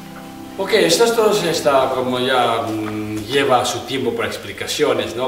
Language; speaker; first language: Spanish; non-native, fluent; Tibetan